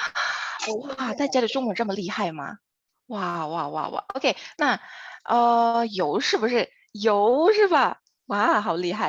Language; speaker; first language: Chinese; non-native, fluent; Indonesian